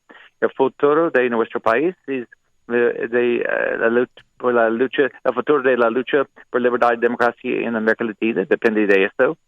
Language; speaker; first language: Spanish; non-native, learner; English